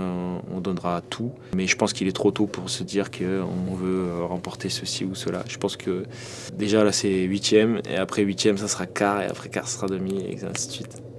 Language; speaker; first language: French; native; French